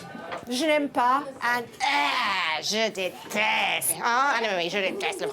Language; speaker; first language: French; non-native, fluent; English